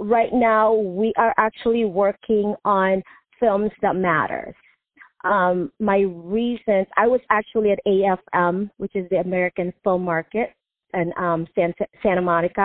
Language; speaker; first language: English; non-native, local second language; Filipino